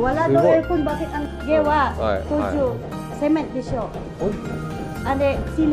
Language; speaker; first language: Japanese; non-native, learner; Filipino